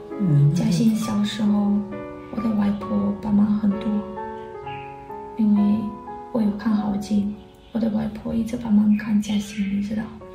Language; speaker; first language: Chinese; non-native, learner; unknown